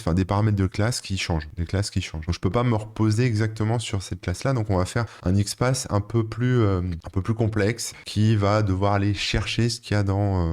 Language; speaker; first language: French; native; French